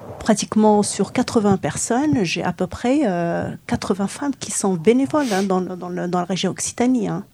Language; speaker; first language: French; non-native, local second language; Arabic